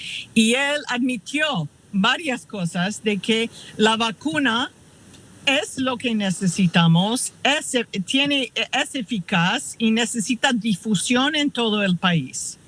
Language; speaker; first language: Spanish; non-native, fluent; English